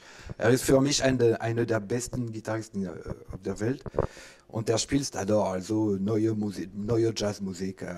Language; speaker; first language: German; non-native, learner; French